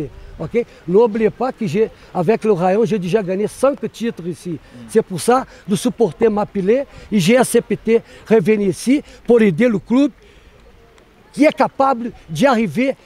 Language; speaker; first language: French; non-native, learner; Portuguese